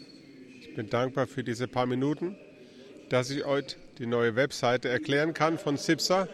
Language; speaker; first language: German; early bilingual, heritage; German